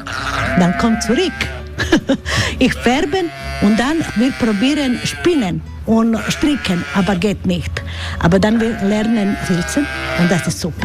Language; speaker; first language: German; non-native, learner; Croatian